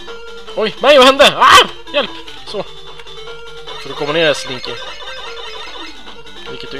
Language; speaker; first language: Swedish; native; Swedish